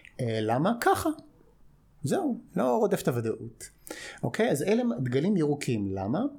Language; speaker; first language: Hebrew; non-native, fluent; English